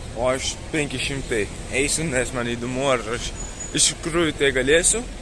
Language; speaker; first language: Lithuanian; early bilingual, heritage; Lithuanian